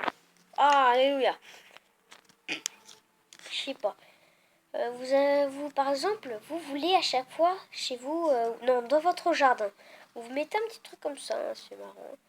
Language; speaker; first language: French; native; French